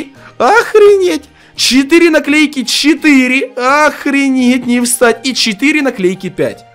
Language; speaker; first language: Russian; native; Russian